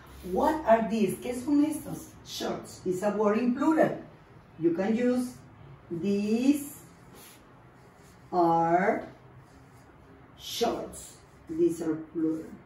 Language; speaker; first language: English; non-native, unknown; Spanish